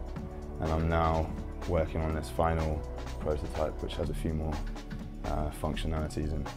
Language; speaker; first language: English; native; English